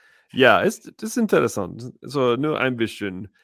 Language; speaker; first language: German; non-native, learner; English